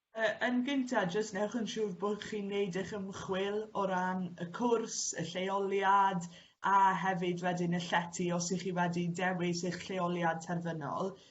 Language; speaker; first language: Welsh; native; Welsh